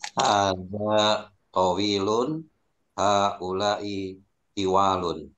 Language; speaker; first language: Arabic; non-native, learner; Indonesian